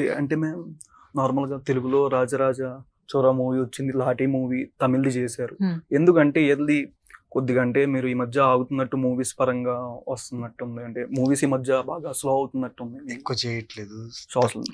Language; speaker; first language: Telugu; native; Telugu